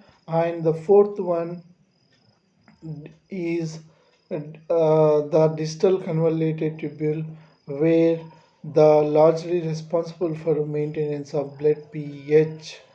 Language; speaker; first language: English; non-native, local second language; Telugu